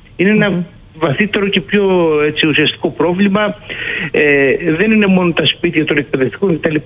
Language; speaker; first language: Greek; native; Greek